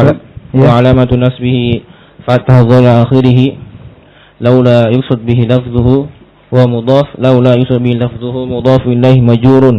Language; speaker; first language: Arabic; non-native, learner; Indonesian